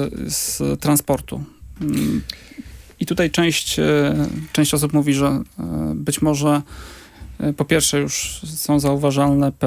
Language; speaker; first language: Polish; native; Polish